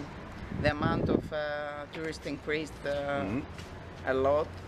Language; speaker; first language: English; non-native, fluent; Greek